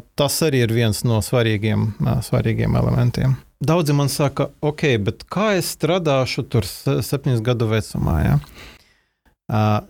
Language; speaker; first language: Latvian; non-native, local second language; Russian